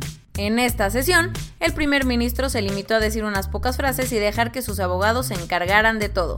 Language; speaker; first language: Spanish; native; Spanish